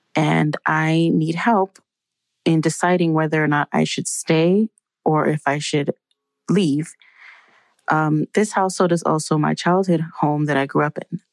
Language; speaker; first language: English; native; English